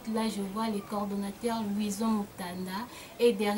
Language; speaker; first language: French; non-native, local second language; Lingala